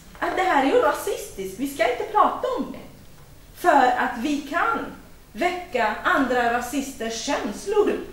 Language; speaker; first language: Swedish; non-native, fluent; Kurdish